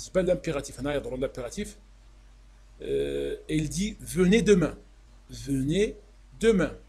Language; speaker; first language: French; non-native, local second language; Arabic